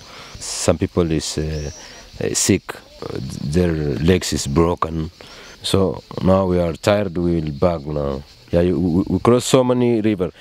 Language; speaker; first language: English; non-native, learner; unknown